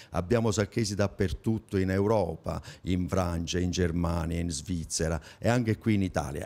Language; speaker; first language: Italian; native; Italian